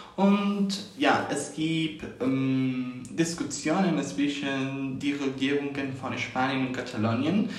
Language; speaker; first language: German; non-native, learner; Spanish